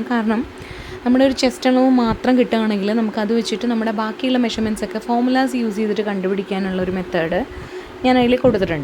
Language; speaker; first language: Malayalam; native; Malayalam